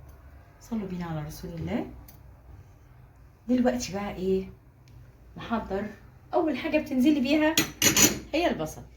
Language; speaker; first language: Arabic; native; Arabic